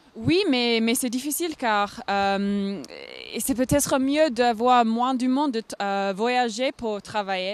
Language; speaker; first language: French; non-native, fluent; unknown